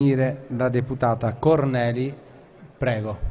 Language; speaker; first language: Italian; native; Italian